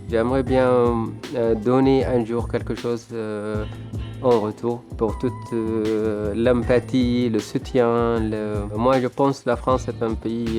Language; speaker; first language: French; non-native, fluent; Arabic